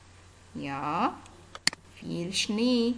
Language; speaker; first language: German; non-native, fluent; Arabic